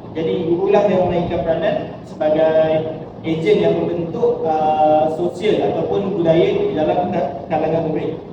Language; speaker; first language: Malay; native; Malay